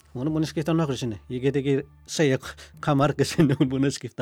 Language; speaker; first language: Icelandic; non-native, learner; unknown